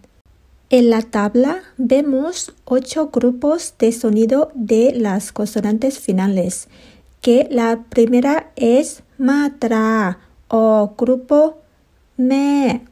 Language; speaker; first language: Spanish; non-native, fluent; Thai